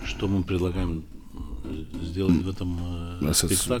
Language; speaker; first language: Russian; non-native, local second language; Georgian